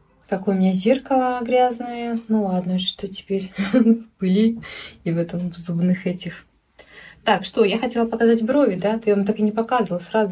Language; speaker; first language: Russian; native; Russian